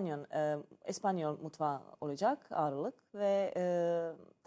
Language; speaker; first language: Turkish; non-native, learner; Serbian